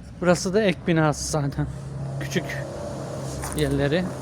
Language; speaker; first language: Turkish; native; Turkish